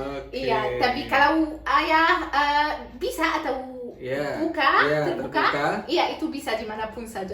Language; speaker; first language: Indonesian; non-native, learner; Arabic